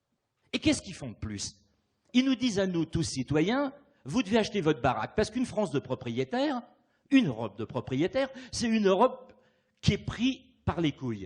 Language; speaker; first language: French; native; French